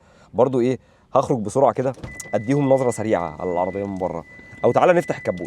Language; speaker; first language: Arabic; native; Arabic